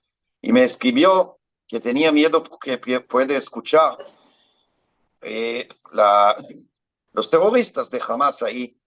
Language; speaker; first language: Spanish; non-native, fluent; Hebrew